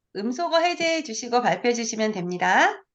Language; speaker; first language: Korean; native; Korean